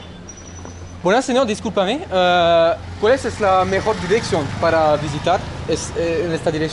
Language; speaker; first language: Spanish; non-native, learner; French